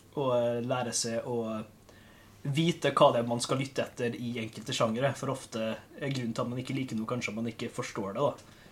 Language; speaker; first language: Norwegian; native; Norwegian